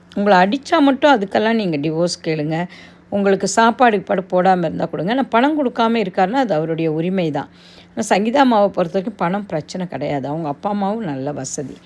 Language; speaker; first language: Tamil; non-native, local second language; Telugu